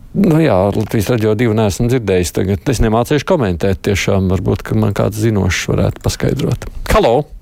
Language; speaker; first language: Latvian; native; Latvian